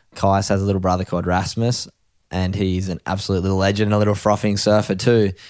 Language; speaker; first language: English; native; English